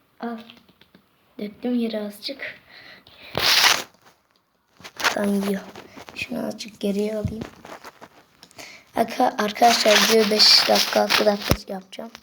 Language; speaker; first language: Turkish; native; Turkish